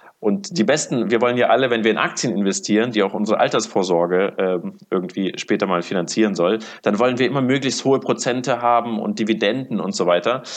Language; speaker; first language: German; early bilingual, other home language; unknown